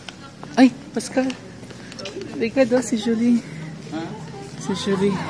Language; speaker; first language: French; non-native, learner; Filipino